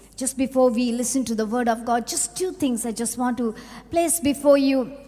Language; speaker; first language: English; non-native, local second language; Sinhala